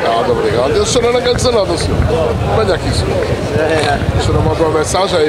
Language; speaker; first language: Portuguese; native; Portuguese